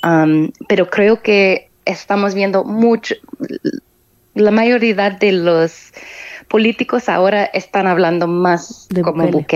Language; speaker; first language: Spanish; non-native, fluent; English